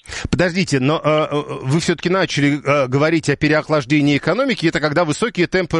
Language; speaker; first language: Russian; native; Russian